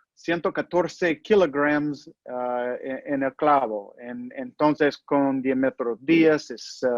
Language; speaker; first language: Spanish; non-native, learner; English